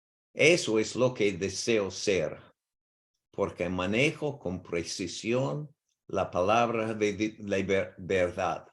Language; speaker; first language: Spanish; non-native, learner; English